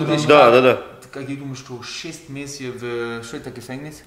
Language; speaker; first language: Russian; non-native, learner; German